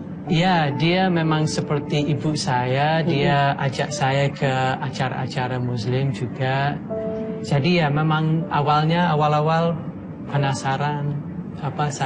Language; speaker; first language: Indonesian; non-native, fluent; English